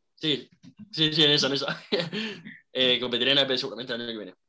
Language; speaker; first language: Spanish; native; Spanish